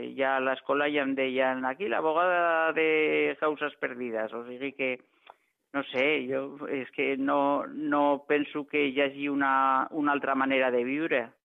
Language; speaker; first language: Catalan; non-native, local second language; Spanish